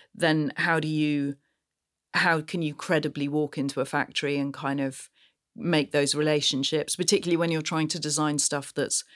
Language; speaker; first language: English; native; English